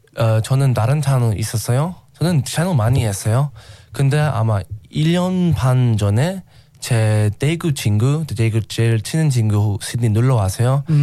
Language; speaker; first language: Korean; non-native, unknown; English